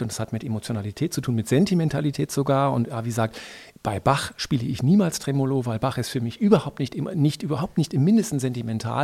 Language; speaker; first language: German; native; German